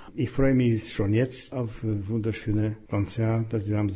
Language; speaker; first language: German; non-native, fluent; Slovak